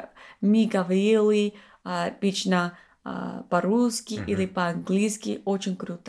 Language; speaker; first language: Russian; non-native, learner; English